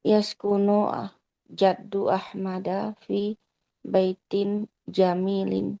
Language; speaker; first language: Arabic; non-native, learner; Indonesian